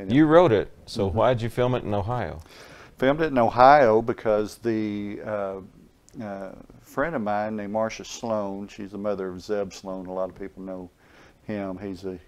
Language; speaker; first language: English; native; English